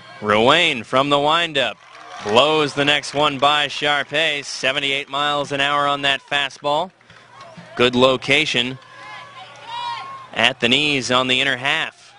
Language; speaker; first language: English; native; English